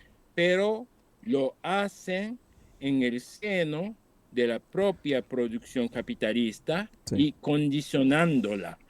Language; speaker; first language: Spanish; non-native, fluent; Japanese